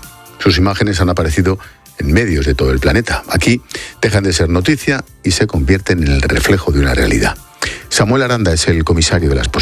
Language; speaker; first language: Spanish; native; Spanish